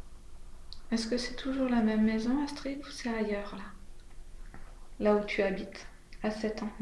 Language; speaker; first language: French; native; French